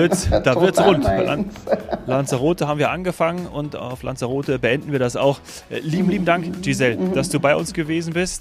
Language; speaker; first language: German; native; German